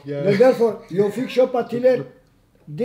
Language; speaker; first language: Swedish; non-native, fluent; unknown